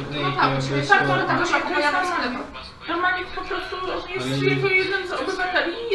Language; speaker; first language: Polish; non-native, learner; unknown